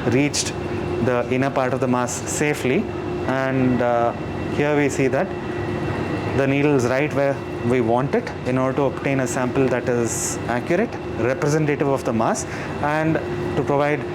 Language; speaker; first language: English; non-native, local second language; Kannada